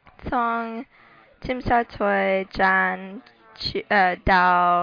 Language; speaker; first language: Chinese; non-native, learner; English